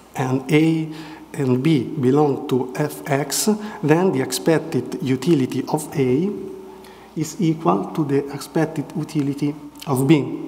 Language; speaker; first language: English; non-native, fluent; Italian